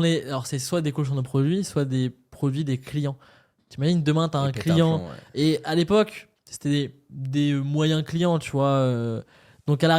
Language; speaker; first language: French; native; French